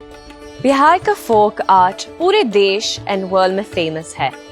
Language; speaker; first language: Hindi; native; Hindi